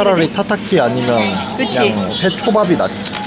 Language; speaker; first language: Korean; native; Korean